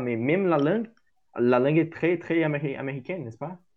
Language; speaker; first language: French; non-native, learner; Portuguese